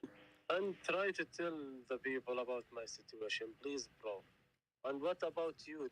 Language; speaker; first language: English; non-native, learner; Arabic